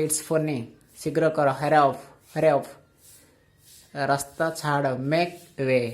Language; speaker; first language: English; non-native, local second language; Odia